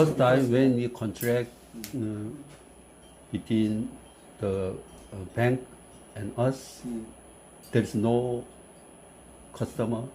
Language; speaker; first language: English; non-native, learner; Korean